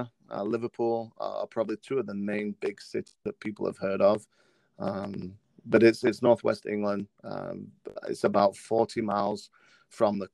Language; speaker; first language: English; native; English